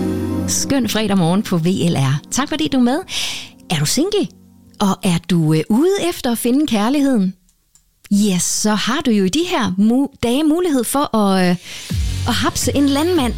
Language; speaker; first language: Danish; native; Danish